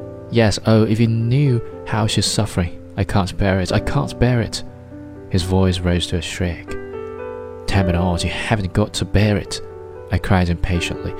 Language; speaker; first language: English; non-native, fluent; Chinese